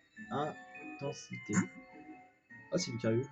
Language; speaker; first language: French; native; French